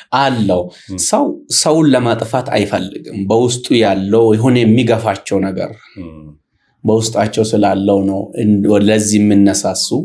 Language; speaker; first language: Amharic; non-native, local second language; Oromo